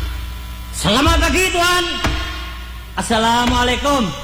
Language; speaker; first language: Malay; non-native, local second language; Javanese